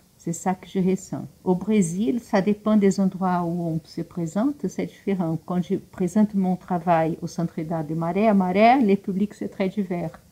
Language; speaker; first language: French; non-native, fluent; Portuguese